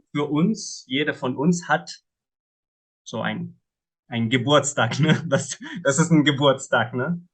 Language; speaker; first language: German; non-native, fluent; Arabic